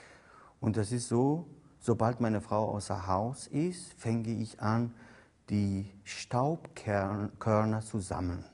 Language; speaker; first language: German; non-native, fluent; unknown